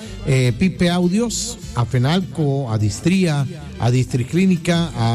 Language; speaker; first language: Spanish; native; Spanish